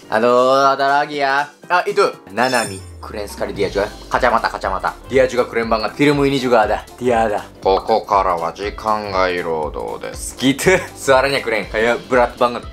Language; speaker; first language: Indonesian; non-native, learner; Japanese